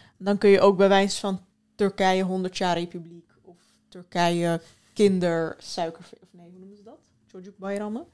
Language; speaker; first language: Dutch; early bilingual, other home language; Turkish